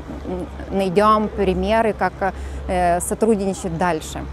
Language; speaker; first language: Russian; non-native, learner; Lithuanian